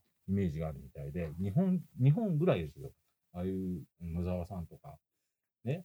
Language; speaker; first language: Japanese; native; Japanese